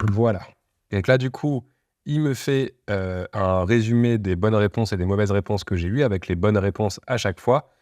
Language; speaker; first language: French; native; French